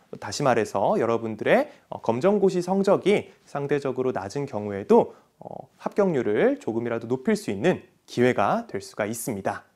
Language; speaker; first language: Korean; native; Korean